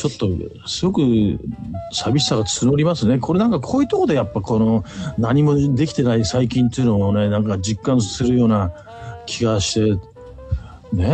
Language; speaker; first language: Japanese; native; Japanese